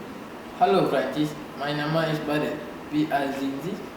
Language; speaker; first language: German; non-native, learner; Tamil